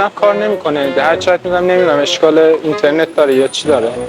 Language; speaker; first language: Persian; native; Persian